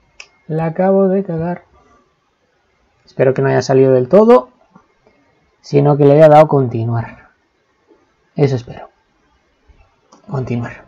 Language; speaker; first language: Spanish; native; Spanish